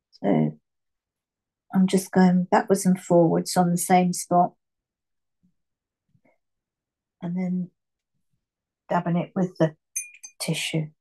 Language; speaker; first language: English; native; English